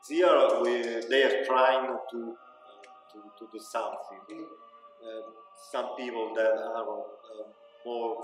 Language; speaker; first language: English; non-native, learner; Italian